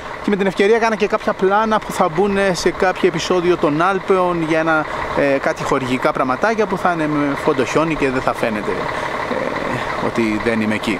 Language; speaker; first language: Greek; native; Greek